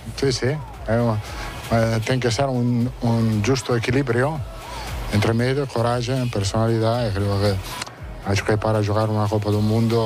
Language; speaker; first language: Portuguese; non-native, fluent; Italian